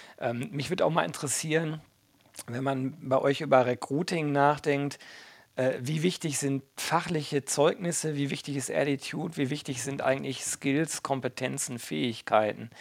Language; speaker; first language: German; native; German